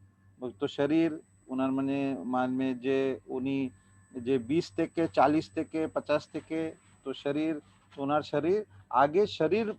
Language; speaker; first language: Bangla; non-native, learner; Hindi